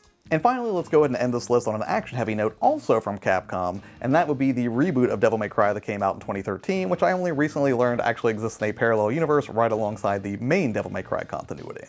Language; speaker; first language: English; native; English